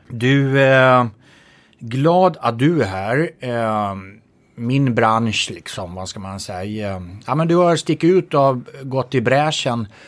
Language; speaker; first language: Swedish; native; Swedish